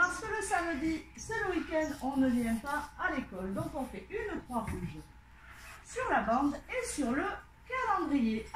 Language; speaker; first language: French; native; French